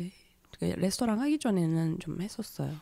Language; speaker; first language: Korean; non-native, fluent; Turkish